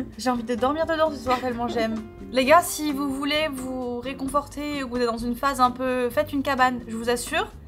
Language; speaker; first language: French; early bilingual, other home language; Portuguese